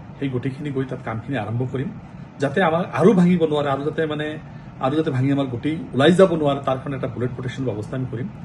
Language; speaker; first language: Assamese; non-native, local second language; Bangla